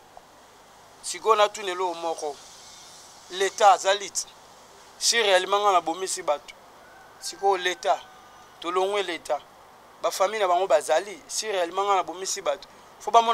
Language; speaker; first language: French; non-native, local second language; Lingala